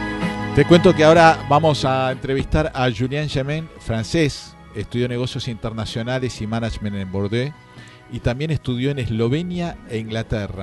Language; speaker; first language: Spanish; native; Spanish